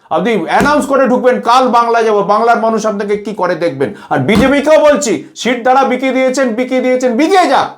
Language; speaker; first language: Bangla; native; Bangla